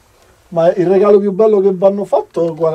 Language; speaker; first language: Italian; native; Italian